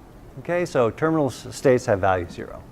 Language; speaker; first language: English; native; English